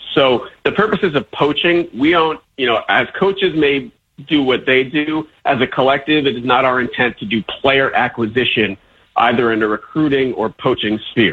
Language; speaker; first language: English; native; English